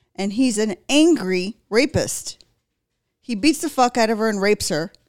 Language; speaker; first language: English; native; English